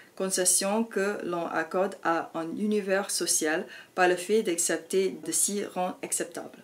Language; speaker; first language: French; non-native, fluent; English